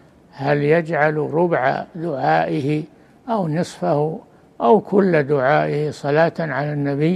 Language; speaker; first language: Arabic; native; Arabic